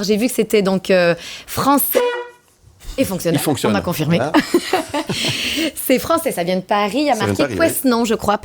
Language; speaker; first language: French; native; French